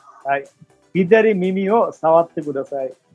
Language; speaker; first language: Japanese; non-native, fluent; Bangla